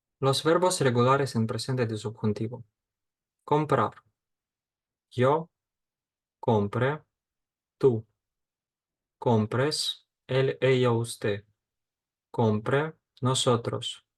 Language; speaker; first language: Spanish; non-native, fluent; Ukrainian